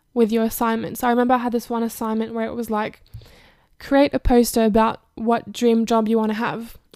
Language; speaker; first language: English; early bilingual, other home language; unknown